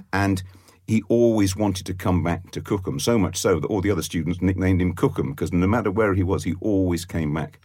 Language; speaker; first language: English; native; English